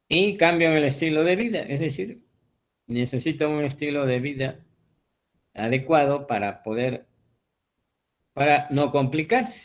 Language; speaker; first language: Spanish; native; Spanish